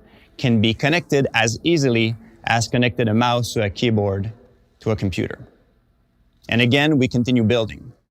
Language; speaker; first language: English; non-native, local second language; French